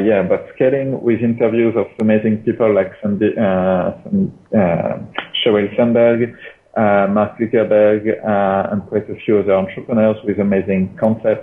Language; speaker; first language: English; non-native, fluent; French